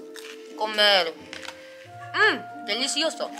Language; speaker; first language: Spanish; non-native, learner; English